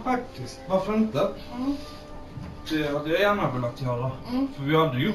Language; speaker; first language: Swedish; native; Swedish